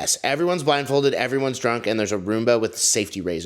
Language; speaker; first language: English; native; English